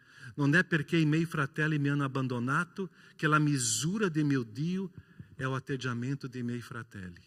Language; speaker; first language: Italian; non-native, fluent; Portuguese